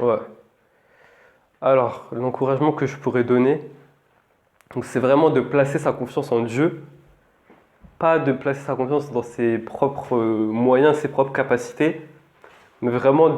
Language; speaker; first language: French; native; French